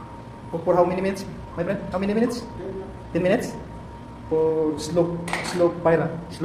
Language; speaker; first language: English; non-native, local second language; Filipino